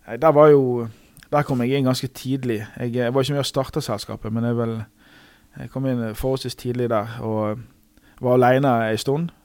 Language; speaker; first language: Norwegian; native; Norwegian